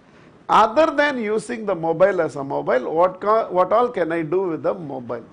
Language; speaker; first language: English; non-native, local second language; Tamil